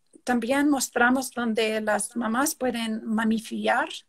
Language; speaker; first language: Spanish; non-native, fluent; English